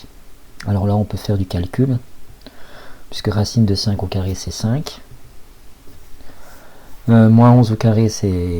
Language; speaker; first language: French; native; French